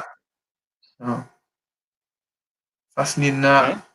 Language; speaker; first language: Arabic; non-native, learner; English